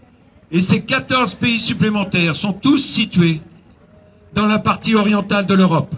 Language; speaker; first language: French; native; French